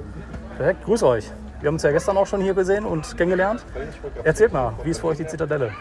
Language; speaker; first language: German; native; German